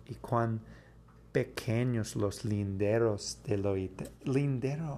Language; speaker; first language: Spanish; non-native, fluent; English